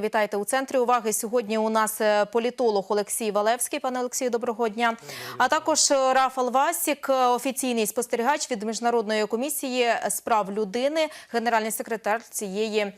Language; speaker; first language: Ukrainian; native; Ukrainian